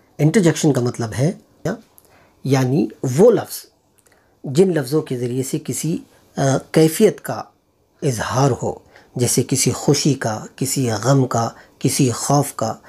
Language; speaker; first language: Urdu; native; Urdu